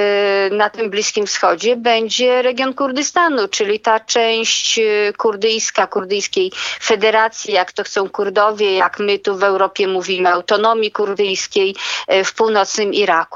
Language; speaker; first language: Polish; native; Polish